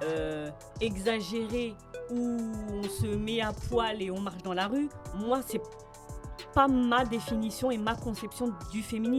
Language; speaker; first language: French; early bilingual, other home language; Fula